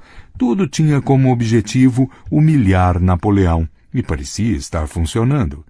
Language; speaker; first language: Portuguese; native; Portuguese